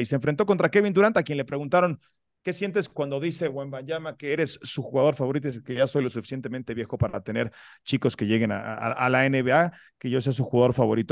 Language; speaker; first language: Spanish; native; Spanish